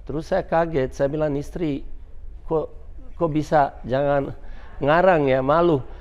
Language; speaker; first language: Indonesian; non-native, fluent; Croatian